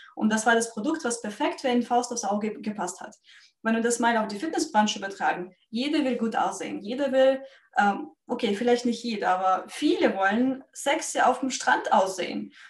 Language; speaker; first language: German; non-native, fluent; Russian